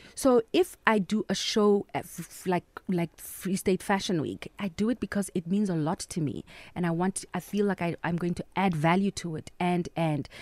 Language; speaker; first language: English; non-native, local second language; Southern Sotho